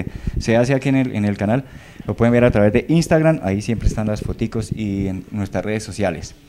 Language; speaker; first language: Spanish; native; Spanish